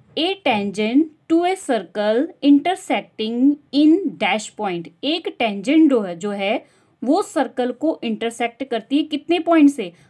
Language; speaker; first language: Hindi; native; Hindi